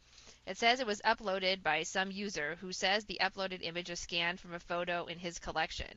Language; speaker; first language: English; native; English